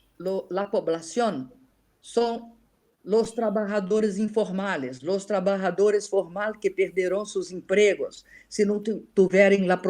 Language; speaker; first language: Spanish; non-native, learner; Portuguese